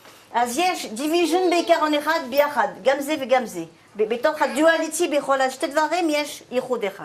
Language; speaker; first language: Hebrew; non-native, fluent; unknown